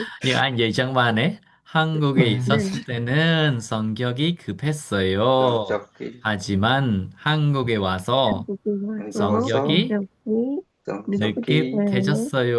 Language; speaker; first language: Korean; non-native, fluent; Khmer